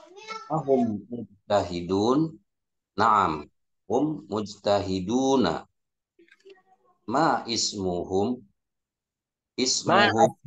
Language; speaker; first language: Arabic; non-native, learner; Indonesian